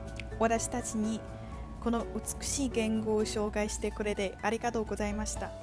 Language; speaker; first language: Japanese; non-native, learner; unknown